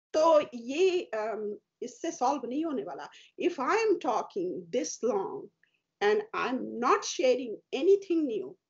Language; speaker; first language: Hindi; native; Hindi